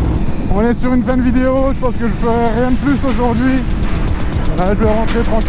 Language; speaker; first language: French; native; French